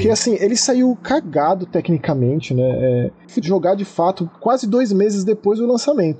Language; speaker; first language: Portuguese; native; Portuguese